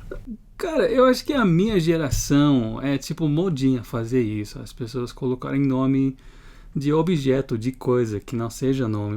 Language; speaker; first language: Portuguese; non-native, fluent; English